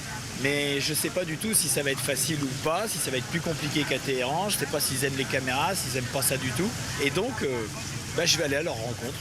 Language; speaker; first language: French; native; French